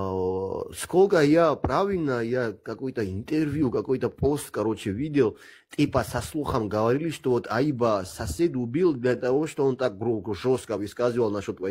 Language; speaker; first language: Russian; non-native, local second language; Abkhazian